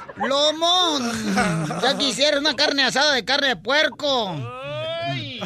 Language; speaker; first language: Spanish; native; Spanish